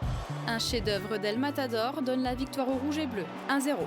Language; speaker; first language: French; native; French